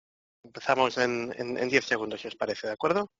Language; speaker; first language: Spanish; native; Spanish